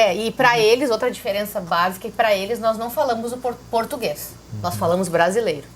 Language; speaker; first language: Portuguese; native; Portuguese